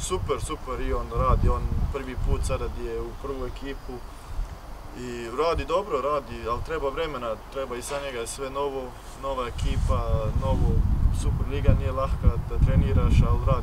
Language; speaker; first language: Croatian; early bilingual, heritage; Bosnian